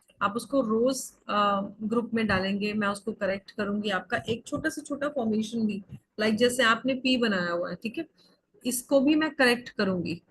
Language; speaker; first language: Hindi; native; Hindi